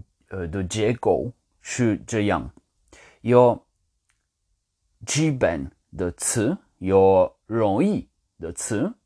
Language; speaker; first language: Chinese; non-native, learner; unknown